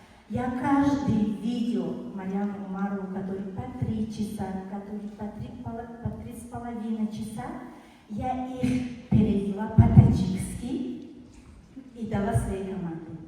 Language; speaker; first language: Russian; non-native, fluent; Tajik